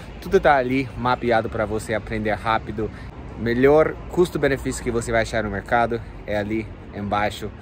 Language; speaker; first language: Portuguese; non-native, fluent; English